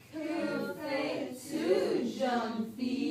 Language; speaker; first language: French; non-native, learner; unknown